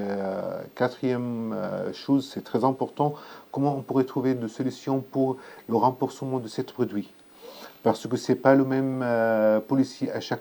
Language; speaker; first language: French; non-native, learner; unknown